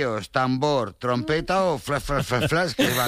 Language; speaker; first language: Spanish; native; Spanish